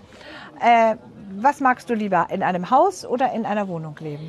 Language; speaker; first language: German; native; German